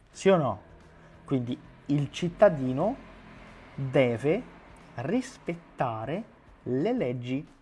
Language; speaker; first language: Italian; non-native, fluent; Portuguese